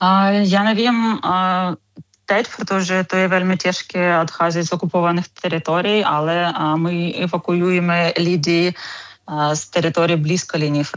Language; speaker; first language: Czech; non-native, fluent; Ukrainian